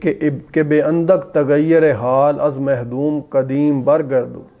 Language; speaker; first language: Persian; non-native, fluent; Urdu